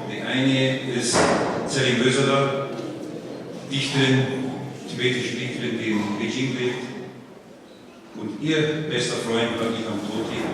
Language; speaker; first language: German; non-native, fluent; English